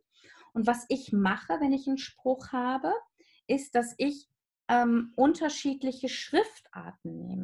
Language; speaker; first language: German; native; German